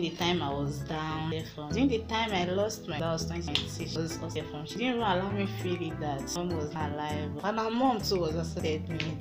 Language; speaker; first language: English; non-native, local second language; Yoruba